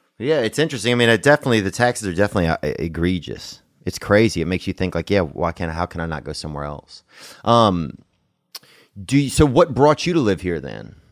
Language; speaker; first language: English; native; English